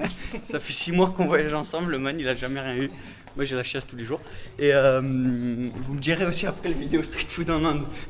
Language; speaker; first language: French; native; French